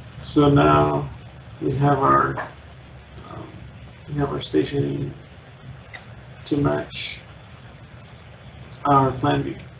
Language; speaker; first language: English; native; English